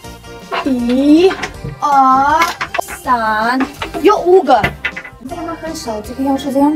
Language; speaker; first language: Chinese; non-native, learner; Ukrainian